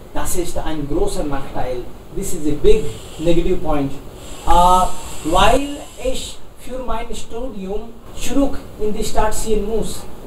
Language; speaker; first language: German; non-native, fluent; Hindi